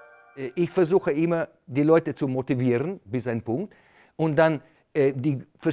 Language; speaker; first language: German; non-native, fluent; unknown